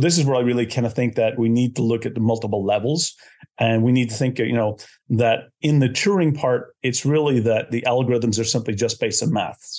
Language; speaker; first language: English; native; English